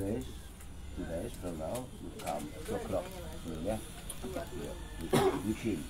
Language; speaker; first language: English; non-native, learner; Balinese